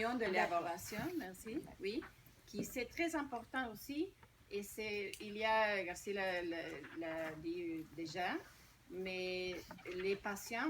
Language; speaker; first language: French; non-native, fluent; Spanish